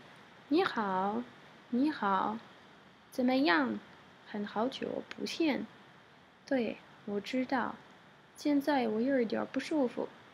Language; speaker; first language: Chinese; non-native, learner; French